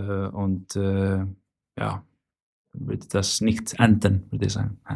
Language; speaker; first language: German; non-native, learner; Icelandic